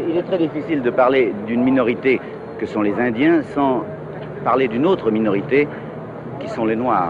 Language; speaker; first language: French; native; French